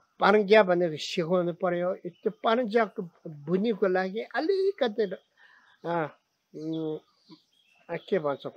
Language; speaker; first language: Nepali; non-native, local second language; Tibetan